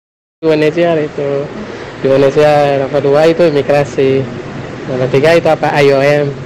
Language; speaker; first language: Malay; non-native, learner; Tamil